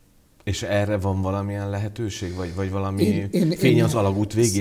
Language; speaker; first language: Hungarian; native; Hungarian